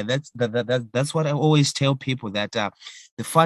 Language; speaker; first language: English; non-native, local second language; Shona